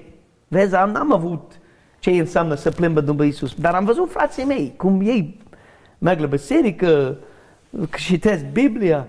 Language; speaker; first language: Romanian; non-native, learner; English